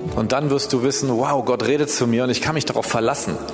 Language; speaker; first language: German; native; German